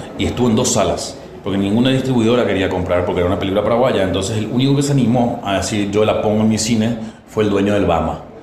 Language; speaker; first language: Spanish; native; Spanish